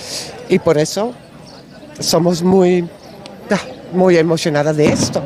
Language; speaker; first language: Spanish; non-native, learner; Dutch